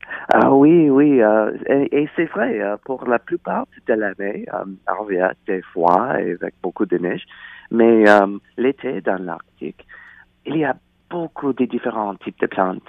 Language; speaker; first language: French; non-native, learner; English